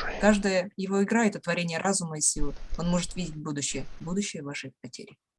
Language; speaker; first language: Russian; native; Russian